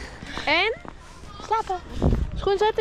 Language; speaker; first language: Dutch; native; Dutch